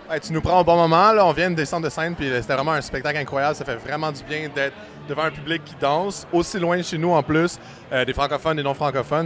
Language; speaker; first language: French; native; French